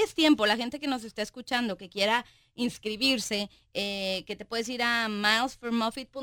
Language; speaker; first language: Spanish; native; Spanish